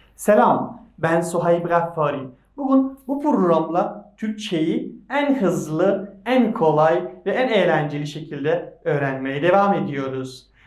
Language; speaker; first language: Turkish; non-native, fluent; Persian